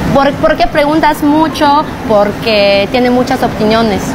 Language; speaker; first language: Spanish; non-native, fluent; Chinese